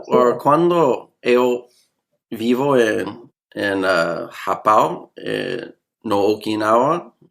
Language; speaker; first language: Portuguese; non-native, learner; English